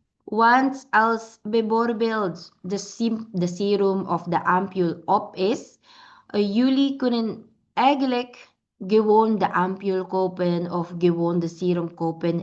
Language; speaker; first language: Dutch; non-native, learner; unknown